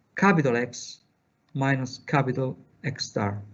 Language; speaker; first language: English; non-native, fluent; Italian